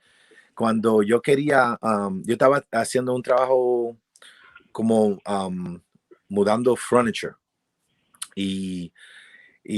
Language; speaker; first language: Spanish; early bilingual, heritage; English